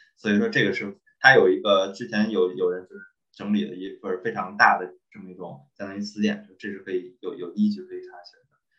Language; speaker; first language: Chinese; native; Chinese